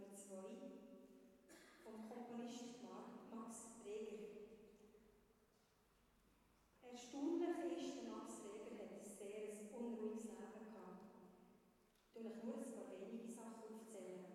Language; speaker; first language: German; native; German